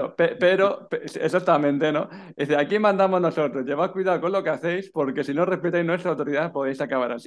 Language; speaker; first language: Spanish; native; Spanish